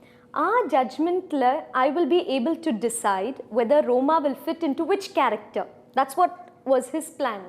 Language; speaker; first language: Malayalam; non-native, fluent; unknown